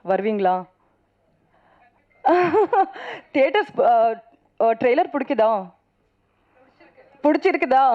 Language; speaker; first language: Tamil; non-native, learner; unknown